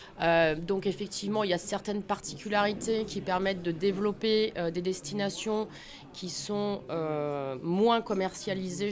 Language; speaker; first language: French; native; French